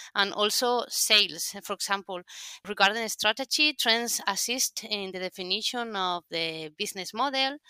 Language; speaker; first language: English; non-native, fluent; Spanish